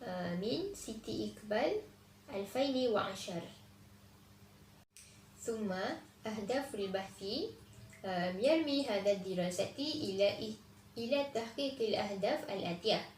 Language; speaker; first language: Arabic; non-native, learner; Malay